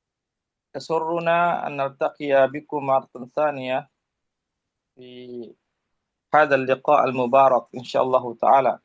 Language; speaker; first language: Arabic; non-native, fluent; Indonesian